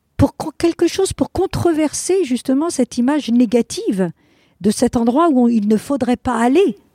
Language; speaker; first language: French; non-native, fluent; Spanish